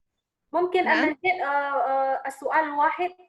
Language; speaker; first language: Arabic; non-native, fluent; Indonesian